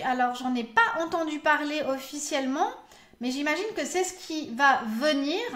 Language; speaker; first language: French; native; French